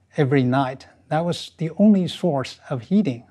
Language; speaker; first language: English; non-native, fluent; Chinese